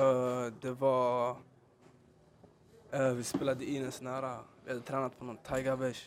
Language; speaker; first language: Swedish; early bilingual, other home language; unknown